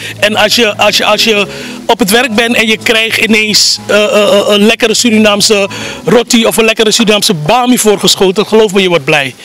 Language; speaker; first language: Dutch; native; Dutch